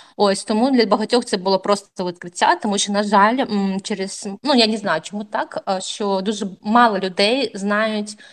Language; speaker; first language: Ukrainian; non-native, fluent; Russian